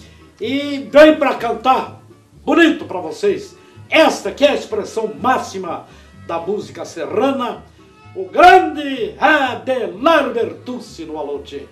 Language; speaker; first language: Portuguese; native; Portuguese